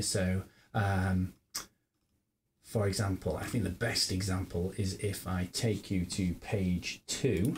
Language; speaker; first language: English; native; English